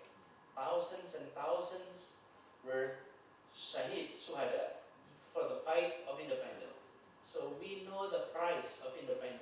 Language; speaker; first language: English; non-native, fluent; Indonesian